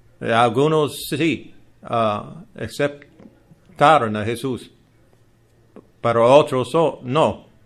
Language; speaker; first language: Spanish; non-native, learner; English